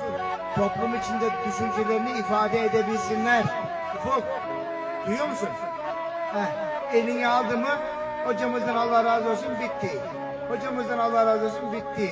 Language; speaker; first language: Turkish; native; Turkish